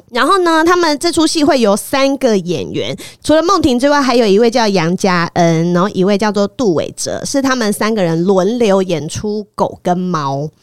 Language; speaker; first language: Chinese; native; Chinese